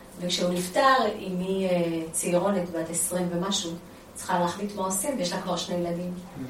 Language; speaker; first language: Hebrew; early bilingual, other home language; Amharic